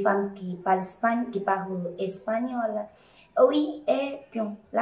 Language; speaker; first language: French; non-native, fluent; Portuguese